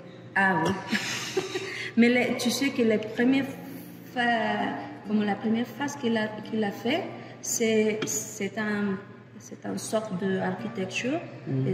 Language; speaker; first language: French; non-native, learner; Spanish